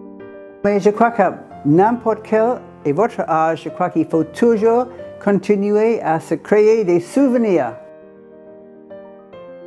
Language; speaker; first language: French; non-native, fluent; English